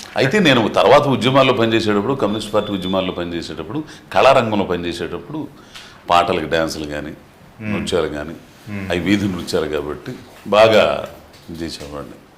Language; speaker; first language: Telugu; native; Telugu